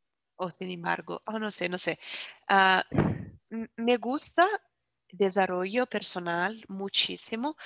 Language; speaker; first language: Spanish; non-native, fluent; Portuguese